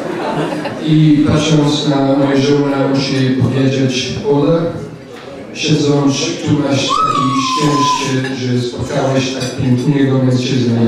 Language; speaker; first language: Polish; non-native, learner; English